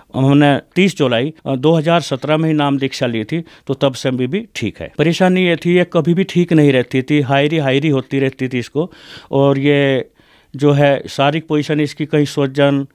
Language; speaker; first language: Hindi; native; Hindi